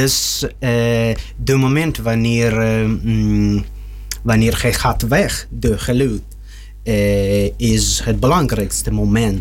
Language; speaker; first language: Dutch; non-native, learner; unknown